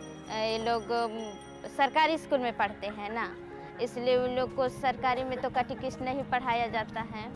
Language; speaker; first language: Hindi; non-native, local second language; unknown